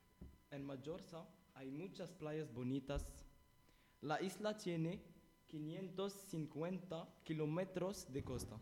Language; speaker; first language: Spanish; non-native, learner; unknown